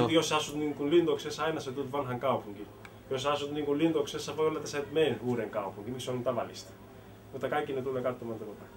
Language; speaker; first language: Finnish; early bilingual, heritage; Finnish